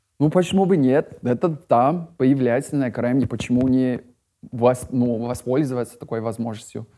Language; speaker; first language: Russian; non-native, fluent; English